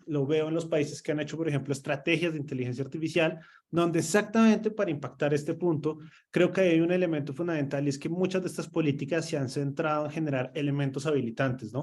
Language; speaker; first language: Spanish; native; Spanish